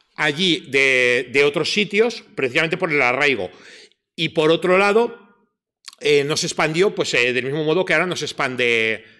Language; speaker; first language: Spanish; native; Spanish